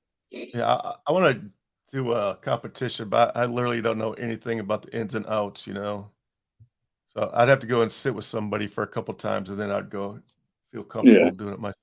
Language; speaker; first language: English; native; English